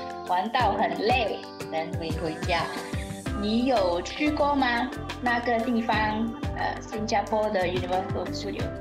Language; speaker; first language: Chinese; non-native, learner; English